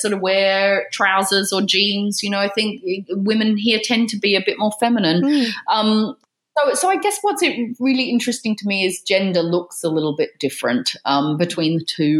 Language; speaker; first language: English; native; English